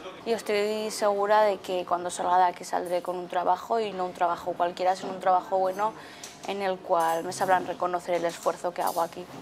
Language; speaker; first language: Spanish; native; Spanish